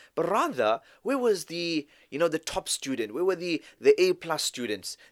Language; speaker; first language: English; native; English